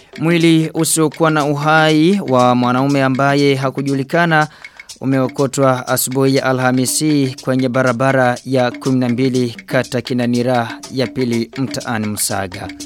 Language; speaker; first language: Swahili; non-native, local second language; Rundi